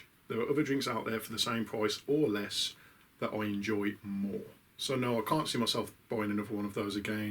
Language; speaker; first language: English; native; English